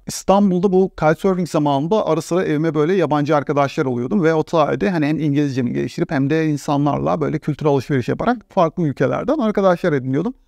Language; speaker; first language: Turkish; native; Turkish